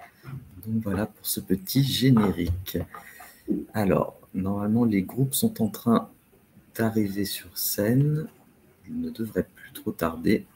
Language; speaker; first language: French; native; French